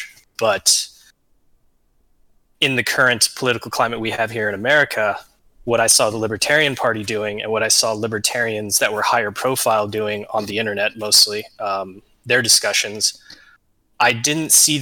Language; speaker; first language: English; native; English